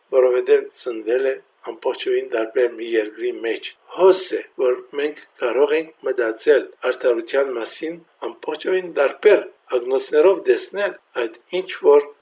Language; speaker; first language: Armenian; early bilingual, heritage; Armenian